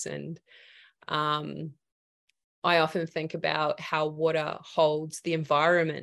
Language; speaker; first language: English; native; English